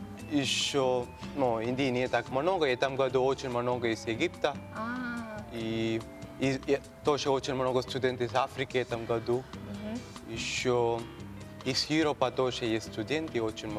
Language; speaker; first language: Russian; non-native, learner; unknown